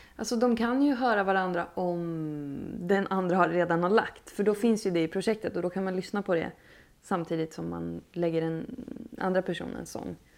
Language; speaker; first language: Swedish; native; Swedish